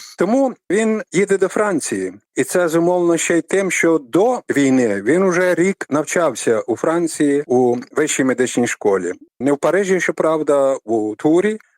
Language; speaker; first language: Ukrainian; native; Ukrainian